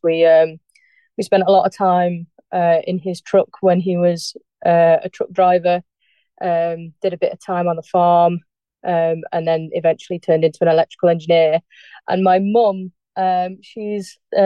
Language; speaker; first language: English; native; English